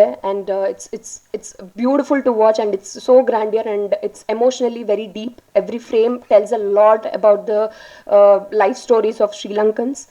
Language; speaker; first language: Tamil; non-native, learner; Telugu